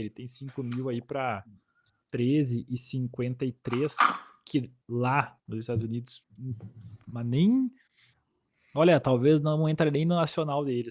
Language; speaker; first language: Portuguese; native; Portuguese